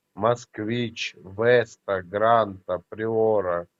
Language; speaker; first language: Russian; native; Russian